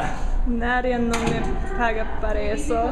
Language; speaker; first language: Spanish; non-native, learner; English